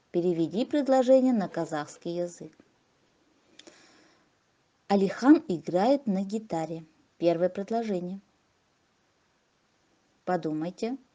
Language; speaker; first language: Russian; non-native, local second language; Kazakh